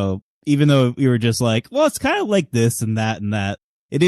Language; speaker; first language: English; native; English